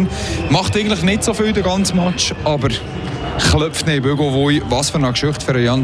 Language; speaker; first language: German; native; German